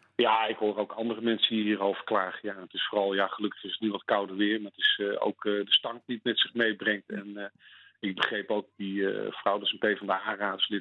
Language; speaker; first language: Dutch; native; Dutch